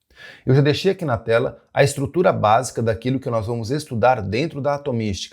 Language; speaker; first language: Portuguese; native; Portuguese